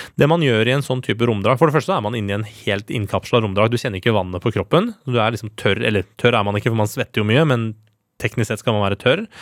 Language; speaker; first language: Norwegian; early bilingual, other home language; Persian